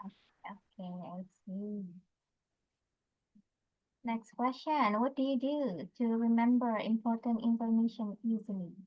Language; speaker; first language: English; non-native, fluent; Indonesian